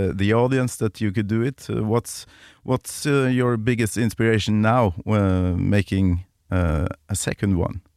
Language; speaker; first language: English; non-native, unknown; Norwegian